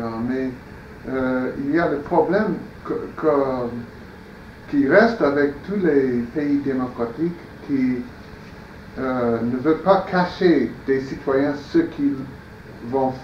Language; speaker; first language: French; non-native, fluent; English